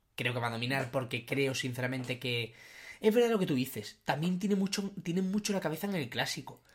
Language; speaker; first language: Spanish; native; Spanish